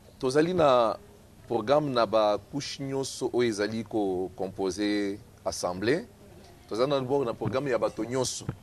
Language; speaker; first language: Lingala; native; Lingala